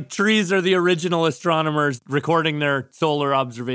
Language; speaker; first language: English; native; English